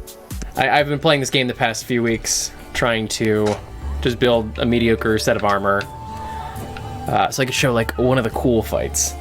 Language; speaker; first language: English; native; English